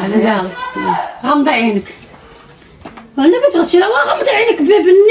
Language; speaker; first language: Arabic; native; Arabic